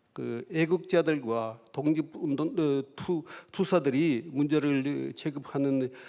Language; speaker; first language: Korean; non-native, fluent; Russian